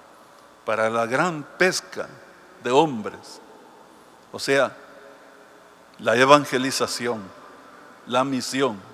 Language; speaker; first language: Spanish; native; Spanish